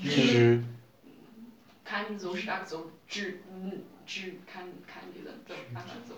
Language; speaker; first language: German; non-native, learner; Chinese